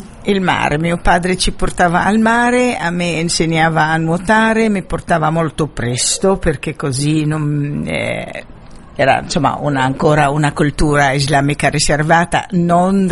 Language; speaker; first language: Italian; non-native, fluent; Arabic